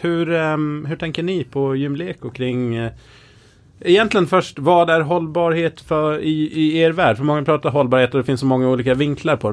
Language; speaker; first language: Swedish; native; Swedish